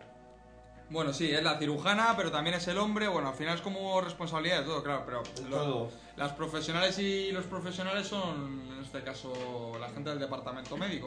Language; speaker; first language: Spanish; native; Spanish